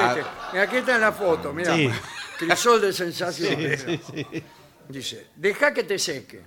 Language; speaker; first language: Spanish; native; Spanish